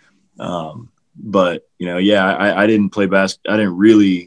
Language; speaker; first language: English; native; English